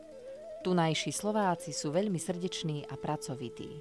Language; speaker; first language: Slovak; native; Slovak